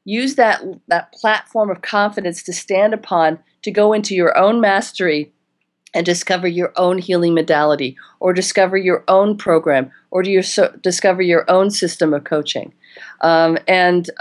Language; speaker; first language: English; native; English